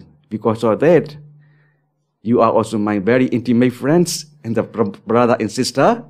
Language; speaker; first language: English; non-native, learner; Burmese